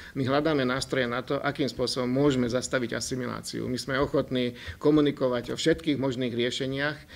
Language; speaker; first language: Slovak; non-native, local second language; Hungarian